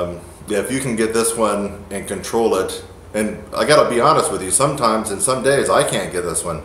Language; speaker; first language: English; native; English